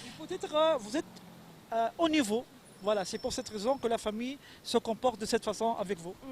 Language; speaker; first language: French; non-native, local second language; Arabic